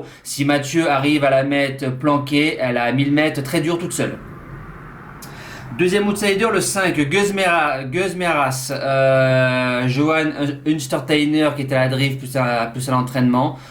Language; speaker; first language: French; native; French